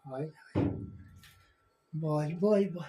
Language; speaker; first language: Filipino; non-native, learner; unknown